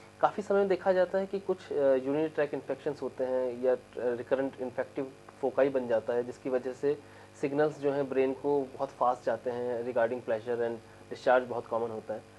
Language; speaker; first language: Hindi; native; Hindi